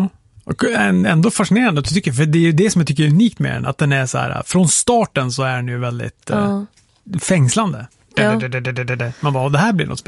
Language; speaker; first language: Swedish; native; Swedish